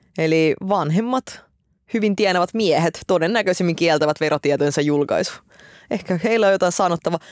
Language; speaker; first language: Finnish; early bilingual, other home language; Russian